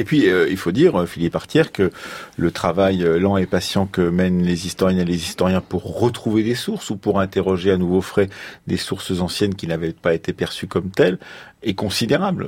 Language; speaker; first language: French; native; French